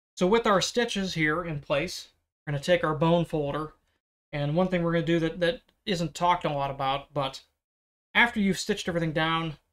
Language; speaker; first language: English; native; English